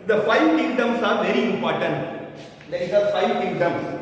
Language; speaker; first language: English; non-native, local second language; Tamil